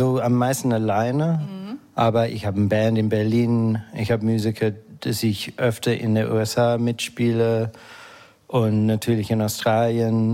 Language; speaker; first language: German; non-native, fluent; English